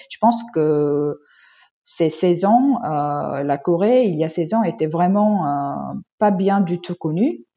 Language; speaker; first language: French; non-native, fluent; Korean